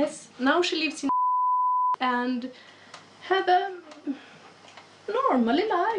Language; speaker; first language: English; non-native, learner; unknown